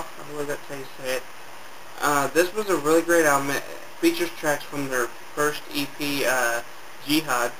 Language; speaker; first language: English; native; English